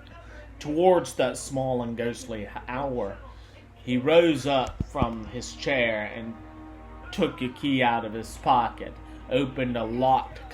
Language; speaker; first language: English; native; English